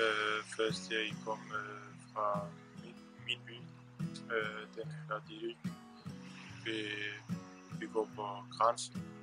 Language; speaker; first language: Danish; non-native, learner; Arabic